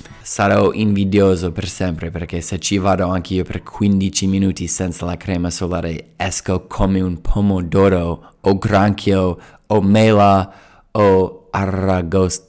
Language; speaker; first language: Italian; non-native, fluent; English